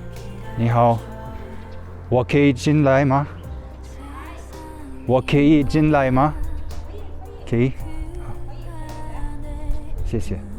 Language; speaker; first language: Chinese; non-native, learner; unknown